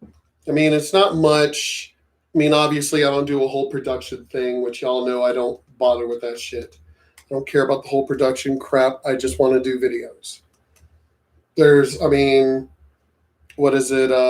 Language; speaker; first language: English; native; English